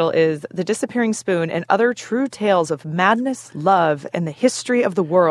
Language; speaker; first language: English; native; English